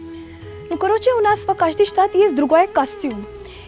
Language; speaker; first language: Russian; non-native, learner; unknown